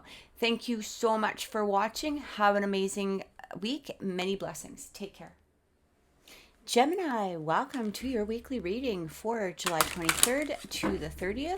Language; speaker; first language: English; native; English